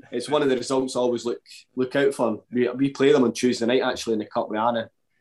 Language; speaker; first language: English; native; English